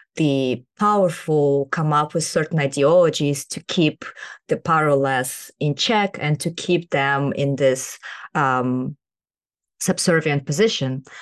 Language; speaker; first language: English; non-native, fluent; Kazakh